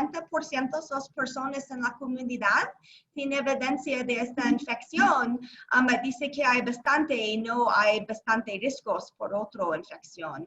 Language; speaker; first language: Spanish; non-native, learner; English